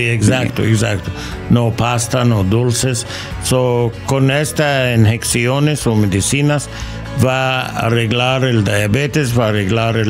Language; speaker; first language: Spanish; non-native, learner; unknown